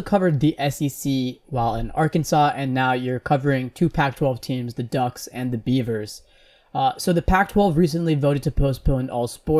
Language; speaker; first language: English; native; English